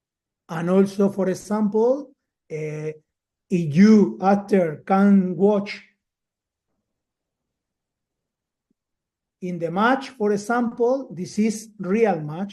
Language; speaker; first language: English; non-native, learner; Spanish